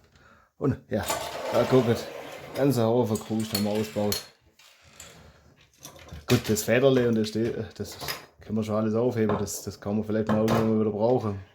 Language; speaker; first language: German; native; German